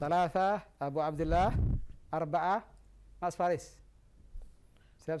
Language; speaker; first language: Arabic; non-native, fluent; Indonesian